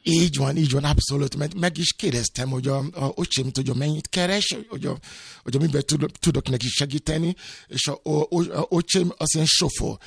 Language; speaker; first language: Hungarian; non-native, fluent; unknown